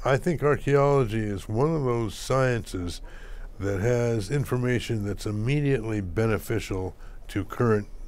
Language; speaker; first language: English; native; English